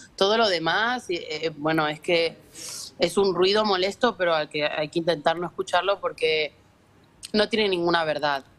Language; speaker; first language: Spanish; native; Spanish